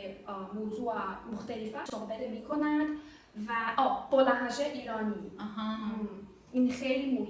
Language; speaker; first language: Persian; non-native, learner; Chinese